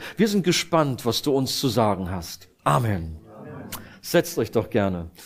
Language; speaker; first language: German; native; German